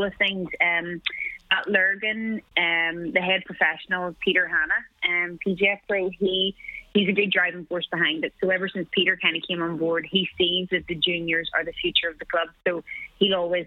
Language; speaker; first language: English; native; English